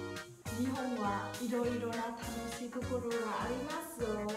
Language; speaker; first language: Japanese; non-native, learner; Vietnamese